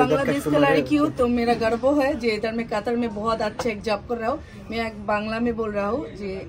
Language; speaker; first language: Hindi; non-native, learner; Bangla